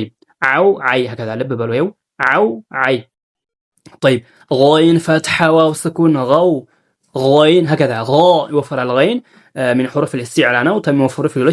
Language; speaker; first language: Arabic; non-native, fluent; Amharic